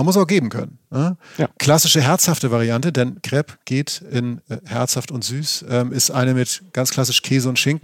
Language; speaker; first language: German; native; German